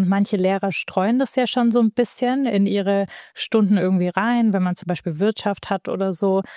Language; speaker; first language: German; early bilingual, other home language; Albanian